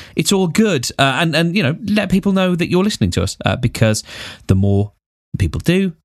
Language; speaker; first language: English; native; English